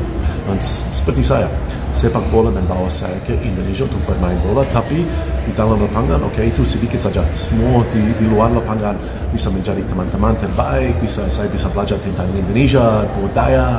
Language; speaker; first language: Indonesian; non-native, fluent; English